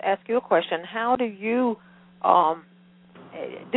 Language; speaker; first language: English; native; English